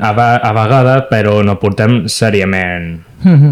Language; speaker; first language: Catalan; non-native, local second language; Spanish